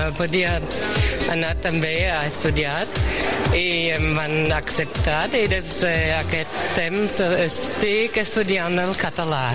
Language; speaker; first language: Catalan; non-native, learner; German